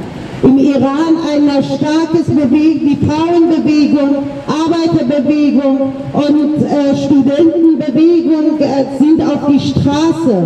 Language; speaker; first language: German; non-native, learner; Persian